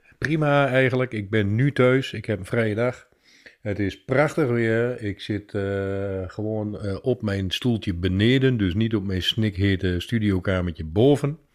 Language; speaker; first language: Dutch; native; Dutch